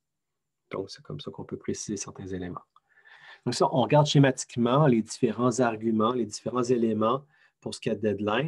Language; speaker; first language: French; native; French